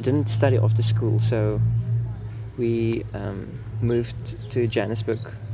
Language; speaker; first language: English; non-native, local second language; Afrikaans